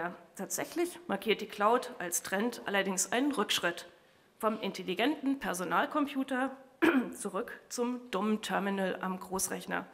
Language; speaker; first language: German; native; German